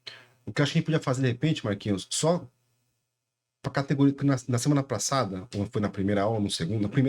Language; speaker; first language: Portuguese; native; Portuguese